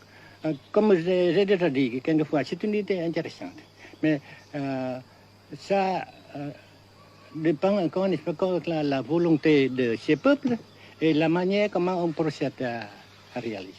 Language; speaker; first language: French; non-native, local second language; Vietnamese